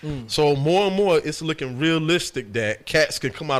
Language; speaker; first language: English; native; English